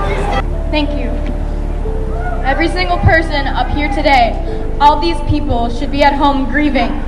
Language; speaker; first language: English; native; English